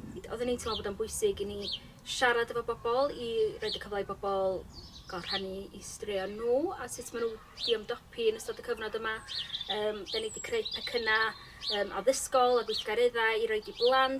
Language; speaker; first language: Welsh; native; Welsh